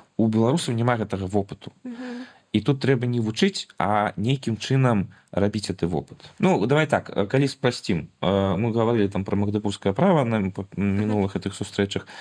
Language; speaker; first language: Belarusian; non-native, local second language; Russian